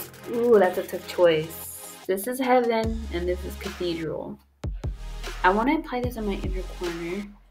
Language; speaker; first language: English; early bilingual, other home language; Spanish